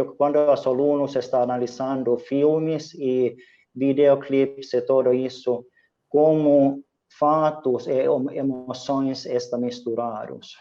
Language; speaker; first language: Portuguese; non-native, fluent; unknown